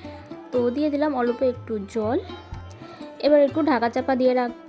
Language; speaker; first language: Bangla; native; Bangla